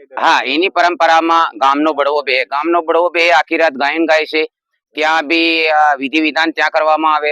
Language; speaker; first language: Gujarati; non-native, local second language; Bhili